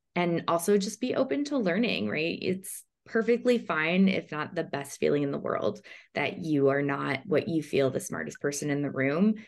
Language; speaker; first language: English; native; English